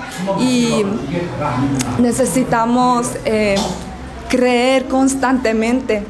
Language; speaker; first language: Spanish; non-native, learner; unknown